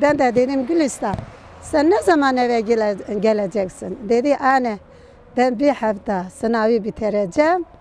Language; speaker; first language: Turkish; non-native, local second language; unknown